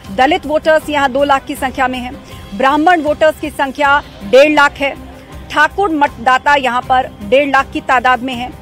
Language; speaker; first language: Hindi; native; Hindi